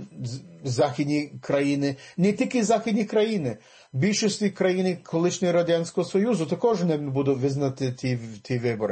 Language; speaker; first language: Ukrainian; early bilingual, heritage; English